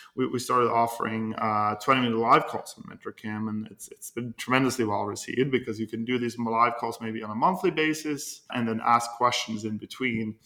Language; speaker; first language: English; non-native, fluent; Norwegian